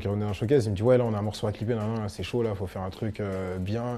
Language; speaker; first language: French; native; French